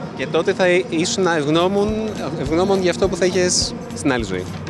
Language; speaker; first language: Greek; native; Greek